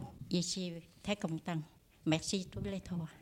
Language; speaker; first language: French; non-native, learner; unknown